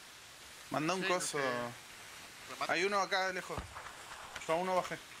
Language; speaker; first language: Spanish; native; Spanish